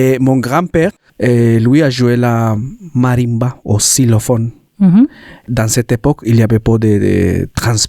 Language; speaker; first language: French; non-native, learner; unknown